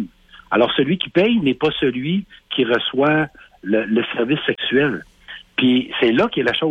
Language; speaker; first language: French; native; French